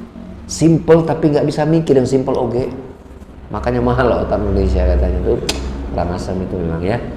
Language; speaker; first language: Indonesian; native; Indonesian